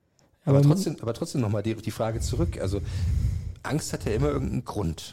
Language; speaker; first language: German; native; German